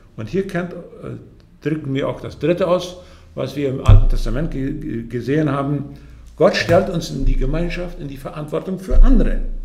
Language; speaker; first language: German; early bilingual, heritage; German